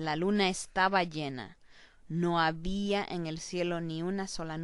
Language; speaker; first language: Spanish; non-native, learner; English